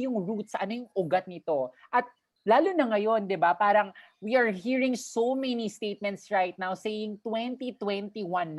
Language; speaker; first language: Filipino; native; Filipino